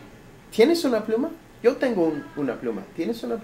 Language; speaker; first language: Spanish; non-native, fluent; English